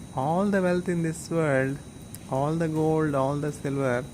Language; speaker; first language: English; non-native, local second language; Telugu